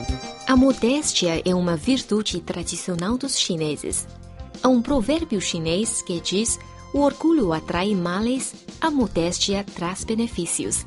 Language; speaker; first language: Portuguese; non-native, fluent; Chinese